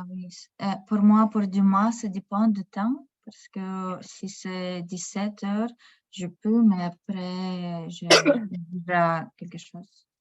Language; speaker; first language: French; non-native, learner; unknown